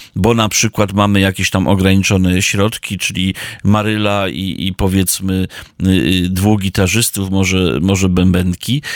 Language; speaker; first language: Polish; native; Polish